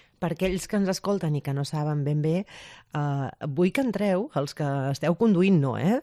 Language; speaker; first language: Catalan; native; Catalan